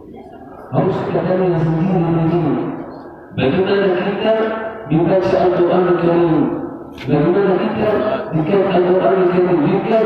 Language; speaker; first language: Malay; non-native, learner; Arabic